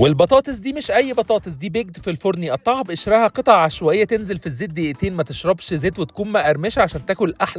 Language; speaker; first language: Arabic; native; Arabic